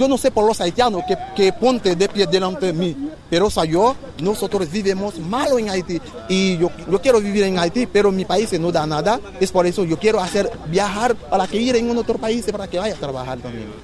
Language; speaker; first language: Spanish; non-native, learner; Haitian Creole